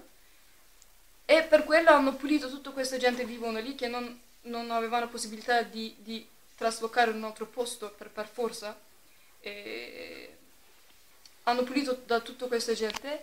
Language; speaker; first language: Italian; non-native, fluent; Turkish